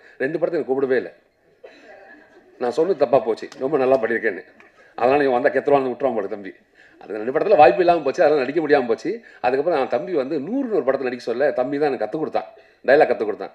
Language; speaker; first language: Tamil; native; Tamil